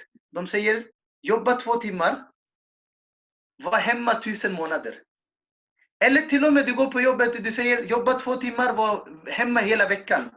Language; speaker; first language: Swedish; non-native, fluent; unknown